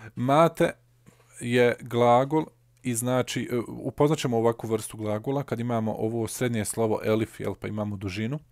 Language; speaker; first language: Bosnian; early bilingual, heritage; Bosnian